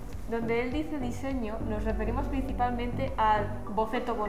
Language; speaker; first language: Spanish; native; Spanish